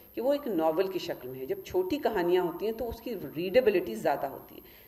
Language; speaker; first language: Hindi; native; Hindi